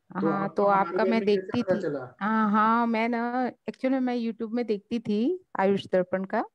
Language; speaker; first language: Hindi; native; Hindi